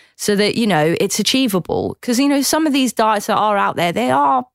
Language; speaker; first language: English; native; English